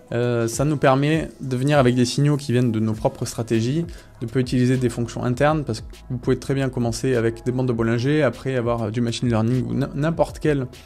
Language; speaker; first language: French; native; French